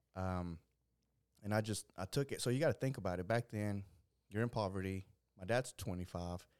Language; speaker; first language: English; early bilingual, other home language; Spanish